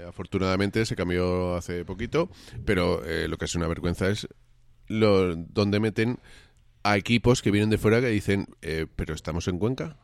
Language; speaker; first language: Spanish; native; Spanish